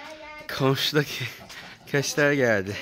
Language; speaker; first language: Turkish; non-native, learner; Chinese